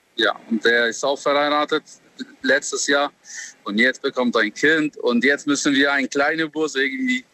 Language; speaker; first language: German; non-native, learner; Albanian